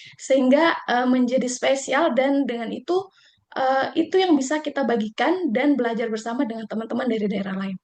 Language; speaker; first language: Indonesian; native; Indonesian